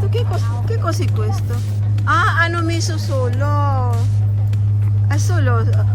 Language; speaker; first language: Italian; non-native, learner; Filipino